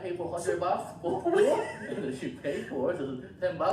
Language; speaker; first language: English; non-native, learner; Korean